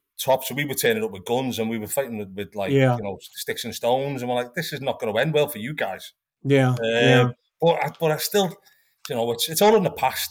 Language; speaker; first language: English; native; English